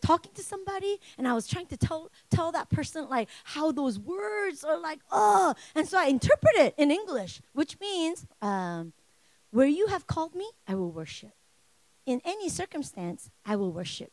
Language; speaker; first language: English; native; English